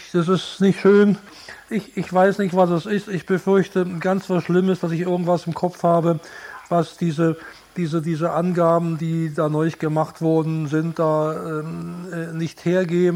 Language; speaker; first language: German; native; German